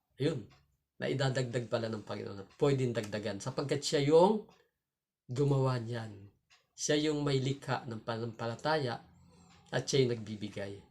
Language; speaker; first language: Filipino; non-native, local second language; Cebuano